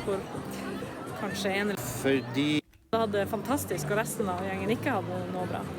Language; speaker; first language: Norwegian; native; Norwegian